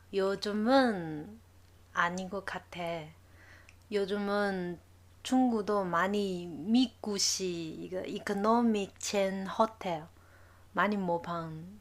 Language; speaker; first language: Korean; non-native, learner; Chinese